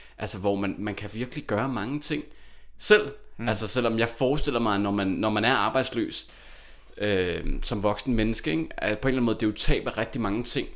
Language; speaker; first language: Danish; native; Danish